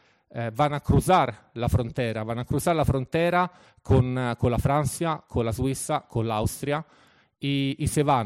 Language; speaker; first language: Spanish; non-native, fluent; Italian